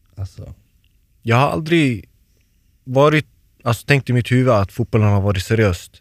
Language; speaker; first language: Swedish; early bilingual, other home language; Turoyo